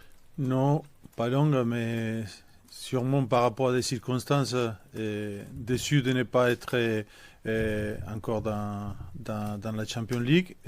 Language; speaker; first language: French; non-native, fluent; Spanish